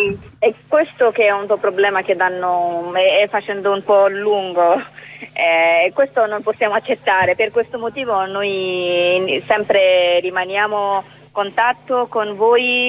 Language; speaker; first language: Italian; non-native, learner; Bangla